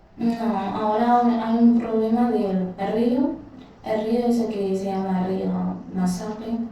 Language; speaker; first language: Spanish; non-native, fluent; Haitian Creole